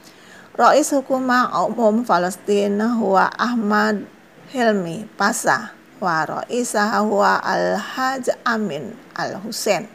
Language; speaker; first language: Arabic; non-native, fluent; Indonesian